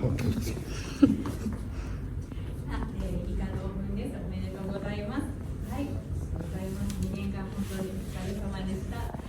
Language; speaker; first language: Japanese; native; Japanese